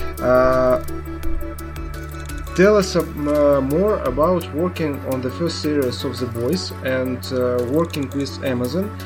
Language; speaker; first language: English; non-native, learner; Russian